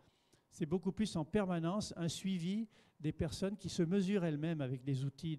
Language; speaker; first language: French; native; French